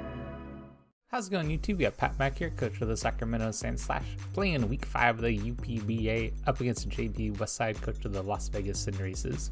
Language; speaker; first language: English; native; English